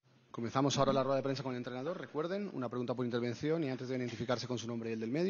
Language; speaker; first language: Spanish; native; Spanish